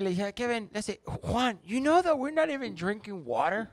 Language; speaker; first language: English; non-native, fluent; Spanish